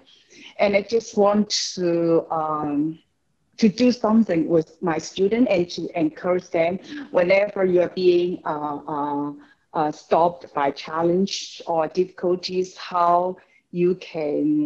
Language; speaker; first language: English; non-native, local second language; Cantonese